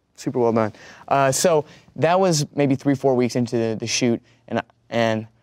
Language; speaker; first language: English; native; English